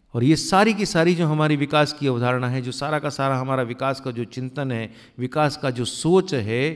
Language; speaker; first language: Hindi; native; Hindi